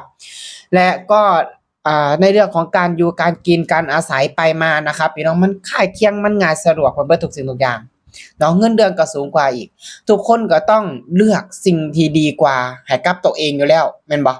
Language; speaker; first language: Thai; non-native, local second language; Northeastern Thai